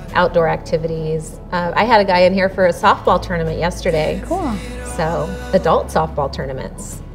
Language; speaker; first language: English; native; English